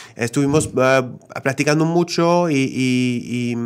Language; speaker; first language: Spanish; non-native, fluent; French